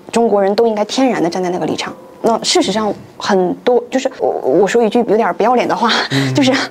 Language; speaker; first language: Chinese; native; Chinese